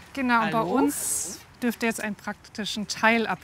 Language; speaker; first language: German; native; German